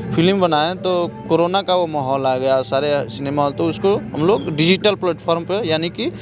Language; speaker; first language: Hindi; native; Hindi